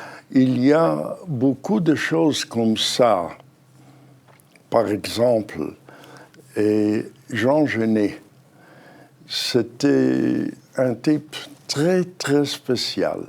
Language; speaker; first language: French; non-native, fluent; Hebrew